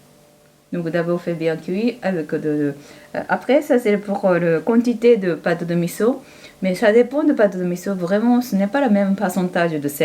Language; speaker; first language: French; non-native, fluent; Japanese